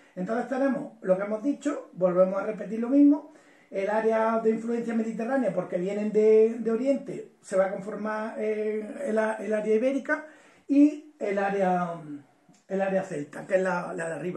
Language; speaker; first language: Spanish; native; Spanish